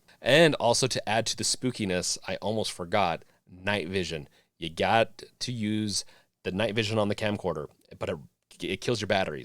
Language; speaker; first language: English; native; English